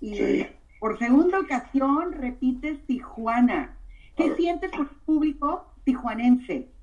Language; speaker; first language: Spanish; native; Spanish